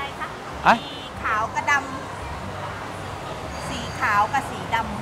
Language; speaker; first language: Thai; native; Thai